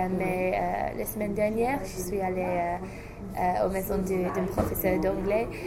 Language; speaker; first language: French; non-native, fluent; English